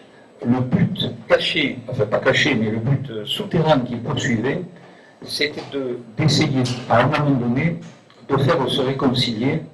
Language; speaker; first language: French; native; French